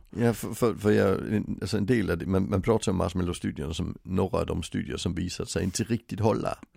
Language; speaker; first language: Swedish; native; Swedish